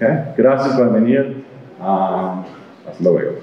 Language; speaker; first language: Spanish; non-native, fluent; English